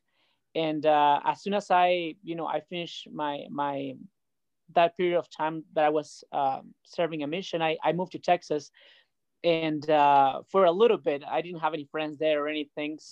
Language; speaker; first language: English; non-native, fluent; Spanish